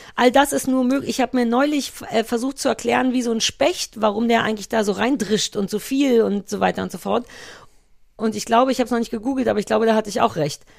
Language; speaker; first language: German; native; German